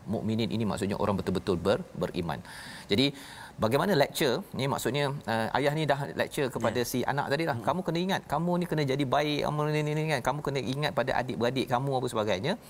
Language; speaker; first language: Malay; native; Malay